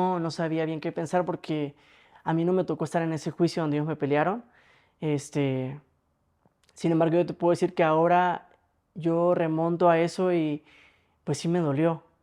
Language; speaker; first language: Spanish; native; Spanish